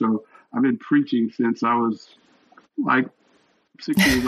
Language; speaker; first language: English; native; English